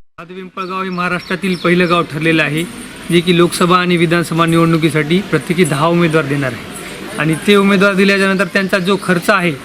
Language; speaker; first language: Marathi; native; Marathi